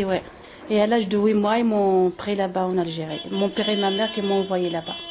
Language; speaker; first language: French; early bilingual, other home language; Arabic